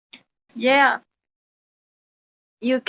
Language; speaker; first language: English; non-native, learner; Spanish